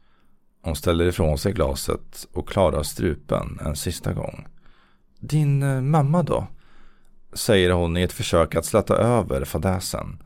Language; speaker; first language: Swedish; native; Swedish